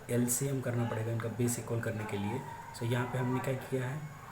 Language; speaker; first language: Hindi; non-native, local second language; Marathi